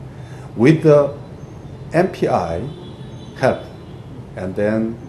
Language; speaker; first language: English; non-native, fluent; Korean